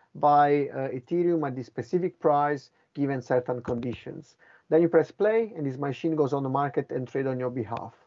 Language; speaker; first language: English; non-native, fluent; Italian